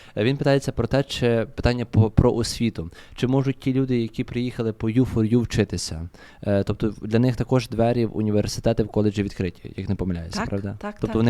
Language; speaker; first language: Ukrainian; native; Ukrainian